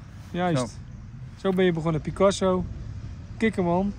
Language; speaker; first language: Dutch; native; Dutch